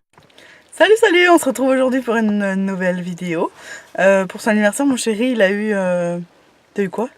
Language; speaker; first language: French; native; French